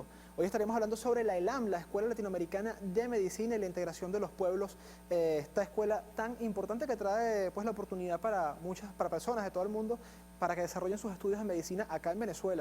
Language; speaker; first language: Spanish; native; Spanish